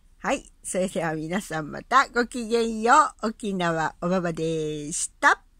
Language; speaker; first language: Japanese; native; Japanese